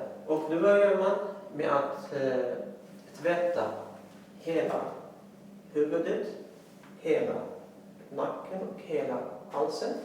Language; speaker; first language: Swedish; non-native, fluent; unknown